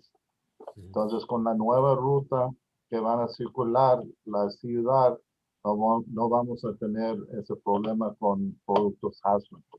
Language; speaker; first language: Spanish; non-native, learner; English